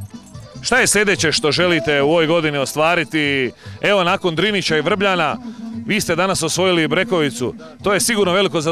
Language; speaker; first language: Serbian; native; Serbian